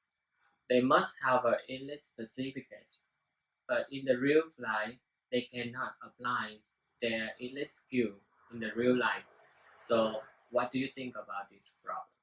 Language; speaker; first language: English; non-native, learner; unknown